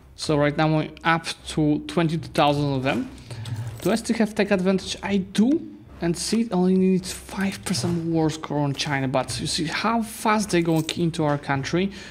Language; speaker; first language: English; non-native, fluent; Polish